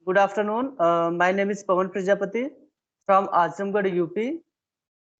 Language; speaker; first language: English; non-native, learner; Hindi